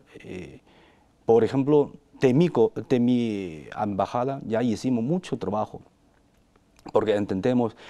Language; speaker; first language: Spanish; non-native, fluent; Chinese